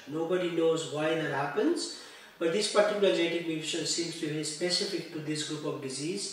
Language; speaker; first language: English; non-native, local second language; Bangla